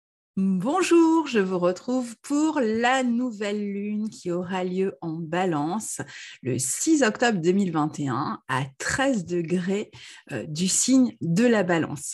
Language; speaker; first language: French; native; French